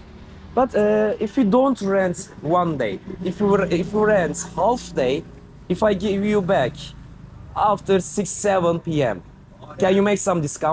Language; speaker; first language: English; non-native, learner; Turkish